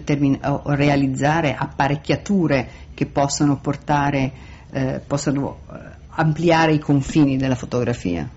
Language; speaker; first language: Italian; native; Italian